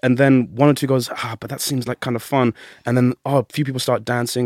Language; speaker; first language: English; early bilingual, other home language; Shona